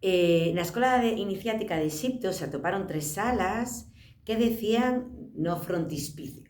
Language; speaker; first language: Spanish; non-native, local second language; Galician